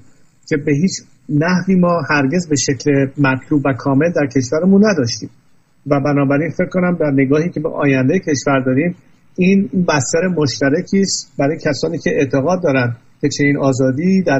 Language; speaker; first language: Persian; native; Persian